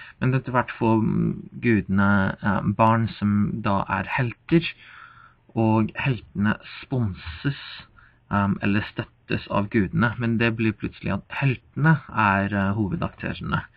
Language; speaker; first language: Norwegian; non-native, fluent; English